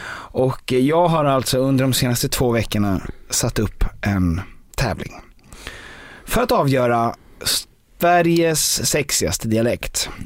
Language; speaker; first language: Swedish; native; Swedish